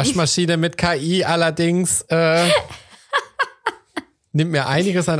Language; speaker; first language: German; native; German